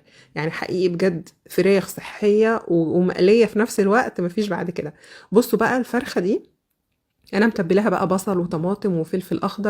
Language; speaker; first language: Arabic; native; Arabic